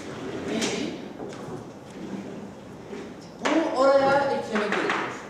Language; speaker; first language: Turkish; non-native, learner; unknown